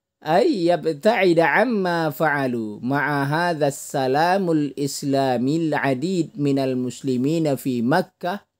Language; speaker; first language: Arabic; non-native, fluent; Indonesian